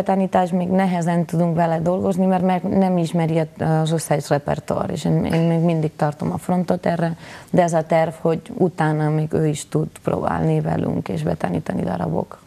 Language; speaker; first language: Hungarian; non-native, fluent; Spanish